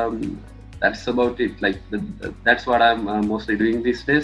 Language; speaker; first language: English; non-native, local second language; Sinhala